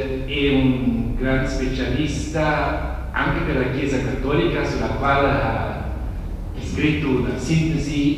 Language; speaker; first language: Italian; non-native, fluent; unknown